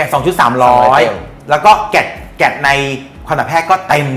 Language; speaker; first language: Thai; native; Thai